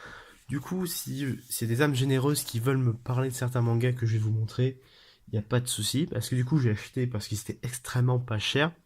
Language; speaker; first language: French; native; French